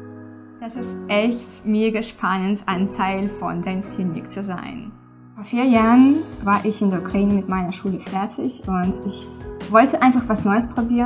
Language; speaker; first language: German; non-native, fluent; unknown